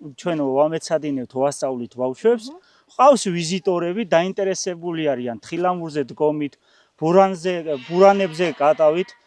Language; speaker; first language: Georgian; native; Georgian